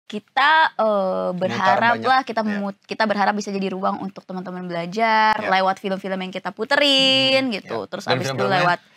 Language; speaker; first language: Indonesian; native; Indonesian